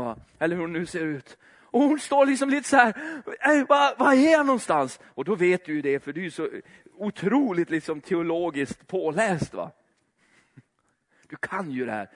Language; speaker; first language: Swedish; native; Swedish